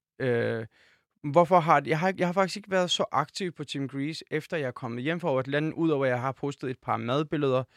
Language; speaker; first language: Danish; early bilingual, other home language; Turkish